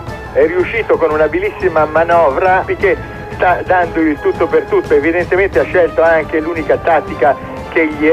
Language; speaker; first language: Italian; native; Italian